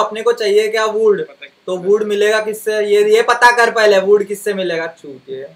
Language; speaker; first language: Hindi; non-native, local second language; Marathi